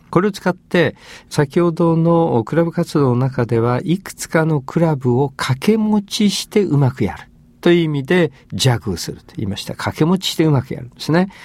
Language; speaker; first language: Japanese; native; Japanese